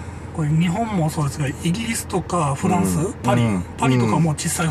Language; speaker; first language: Japanese; native; Japanese